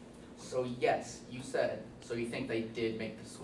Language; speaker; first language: English; native; English